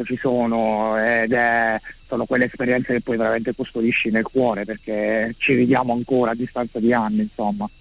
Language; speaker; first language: Italian; native; Italian